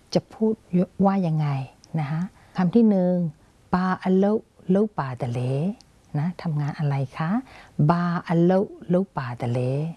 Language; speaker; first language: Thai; non-native, fluent; Burmese